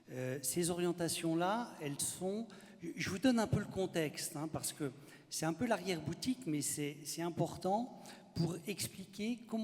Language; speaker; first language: French; native; French